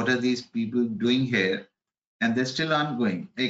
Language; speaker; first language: English; non-native, local second language; Hindi